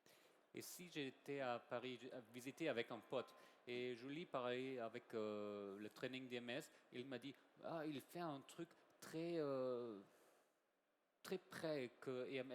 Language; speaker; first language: French; non-native, learner; German